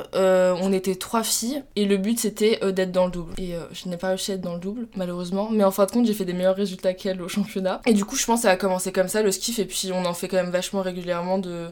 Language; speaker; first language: French; native; French